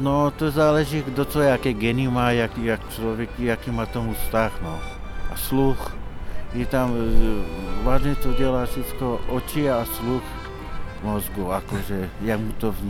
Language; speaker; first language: Czech; non-native, local second language; Slovak